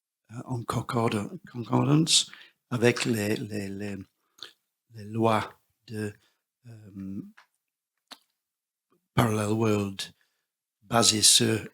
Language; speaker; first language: French; non-native, learner; English